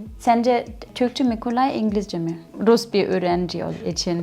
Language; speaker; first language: Turkish; non-native, fluent; German